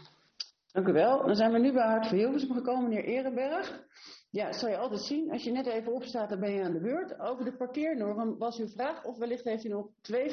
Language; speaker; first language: Dutch; native; Dutch